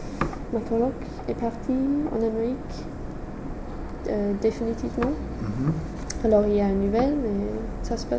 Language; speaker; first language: French; non-native, fluent; English